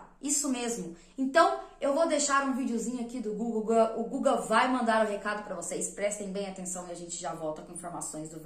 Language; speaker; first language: Portuguese; native; Portuguese